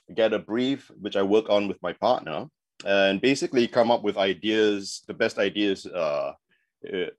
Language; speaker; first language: English; native; English